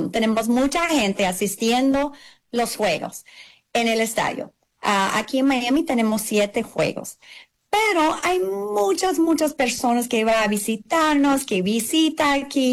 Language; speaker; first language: Spanish; early bilingual, heritage; English